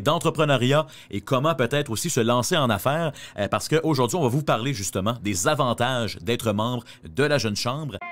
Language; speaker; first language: French; native; French